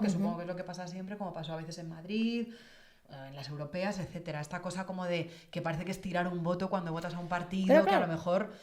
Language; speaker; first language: Spanish; native; Spanish